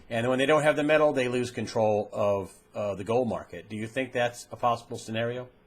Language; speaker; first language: English; native; English